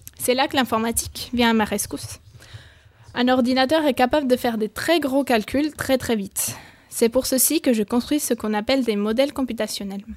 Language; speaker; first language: French; non-native, fluent; Spanish